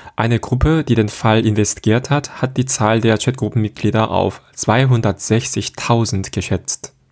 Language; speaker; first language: German; non-native, fluent; Korean